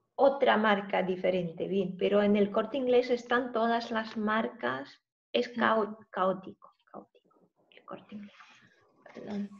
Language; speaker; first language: Spanish; non-native, fluent; Russian